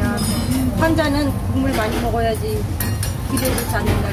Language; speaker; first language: Korean; non-native, learner; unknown